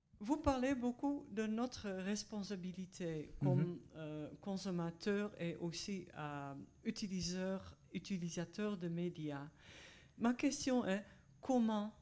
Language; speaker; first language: French; non-native, fluent; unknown